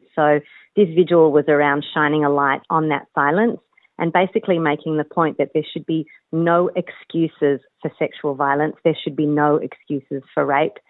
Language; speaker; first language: English; native; English